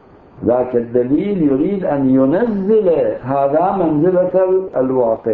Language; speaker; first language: Arabic; native; Arabic